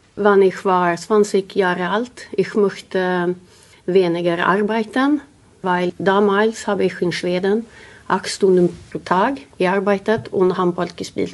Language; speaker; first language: German; non-native, learner; Swedish